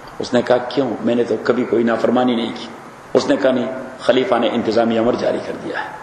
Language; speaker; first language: Urdu; non-native, local second language; Pashto